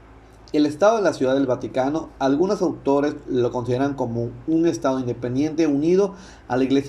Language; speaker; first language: Spanish; native; Spanish